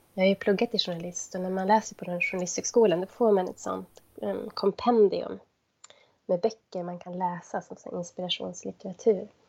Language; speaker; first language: Swedish; native; Swedish